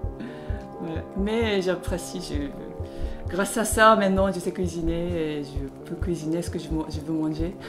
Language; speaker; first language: French; non-native, fluent; Japanese